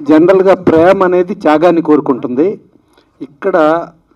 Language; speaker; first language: Telugu; native; Telugu